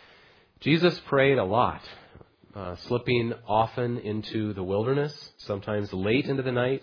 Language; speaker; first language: English; native; English